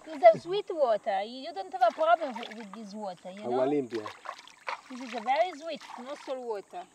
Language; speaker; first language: English; non-native, learner; Italian